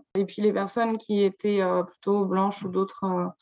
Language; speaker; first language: French; native; French